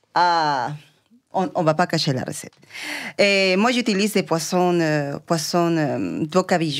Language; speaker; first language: French; non-native, fluent; Spanish